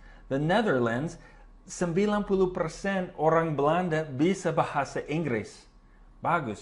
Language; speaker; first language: Indonesian; non-native, fluent; English